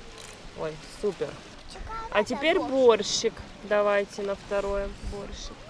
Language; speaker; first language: Russian; native; Russian